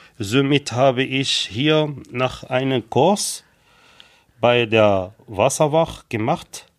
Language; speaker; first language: German; non-native, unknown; Arabic